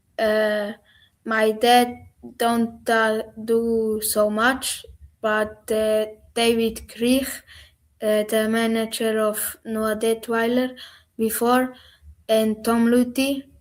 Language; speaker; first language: English; non-native, learner; German